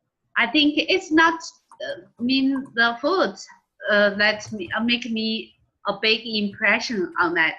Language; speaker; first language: English; non-native, learner; Chinese